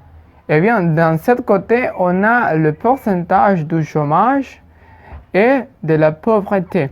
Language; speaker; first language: French; non-native, fluent; Spanish